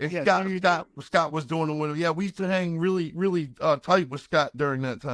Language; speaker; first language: English; native; English